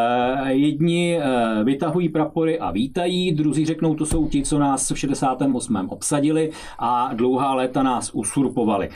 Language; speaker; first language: Czech; native; Czech